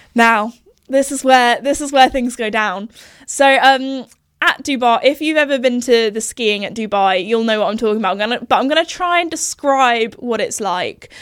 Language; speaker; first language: English; native; English